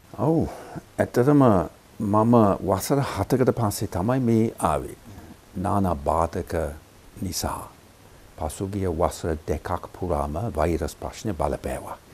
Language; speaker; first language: Sinhala; non-native, fluent; English